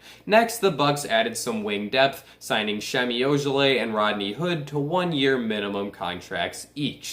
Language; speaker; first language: English; native; English